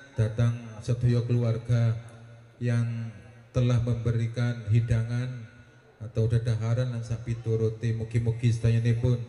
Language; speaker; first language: Javanese; non-native, local second language; Madurese